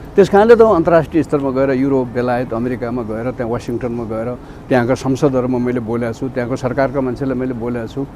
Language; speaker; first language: Nepali; native; Nepali